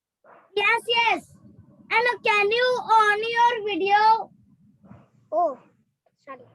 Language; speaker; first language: English; non-native, learner; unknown